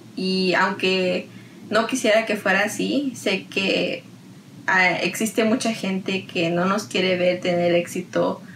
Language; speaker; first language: Spanish; early bilingual, heritage; Spanish